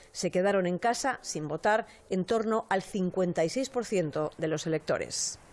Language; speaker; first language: Spanish; native; Spanish